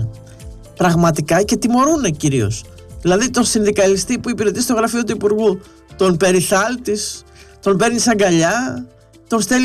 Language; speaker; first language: Greek; native; Greek